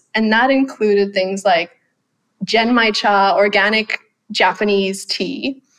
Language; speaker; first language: English; non-native, fluent; Thai